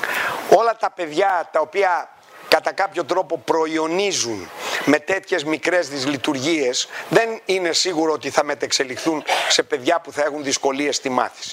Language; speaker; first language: Greek; native; Greek